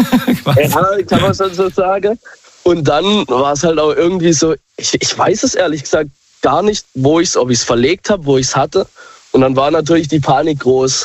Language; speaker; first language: German; native; German